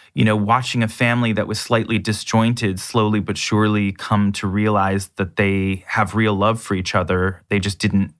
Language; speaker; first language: English; native; English